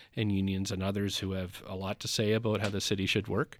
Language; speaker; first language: English; native; English